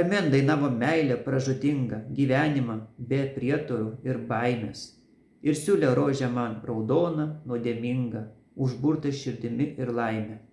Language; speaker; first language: Lithuanian; native; Lithuanian